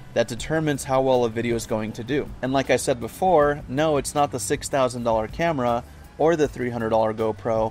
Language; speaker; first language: English; native; English